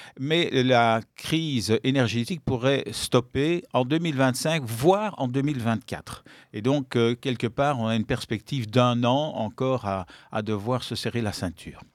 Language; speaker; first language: French; native; French